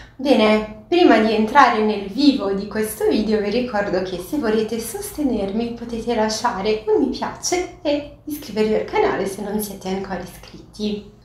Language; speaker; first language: Italian; non-native, fluent; Portuguese